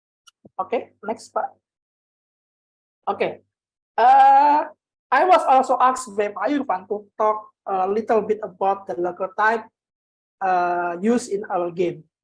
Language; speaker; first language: English; non-native, learner; Indonesian